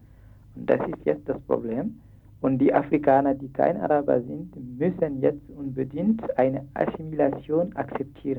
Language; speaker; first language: German; non-native, fluent; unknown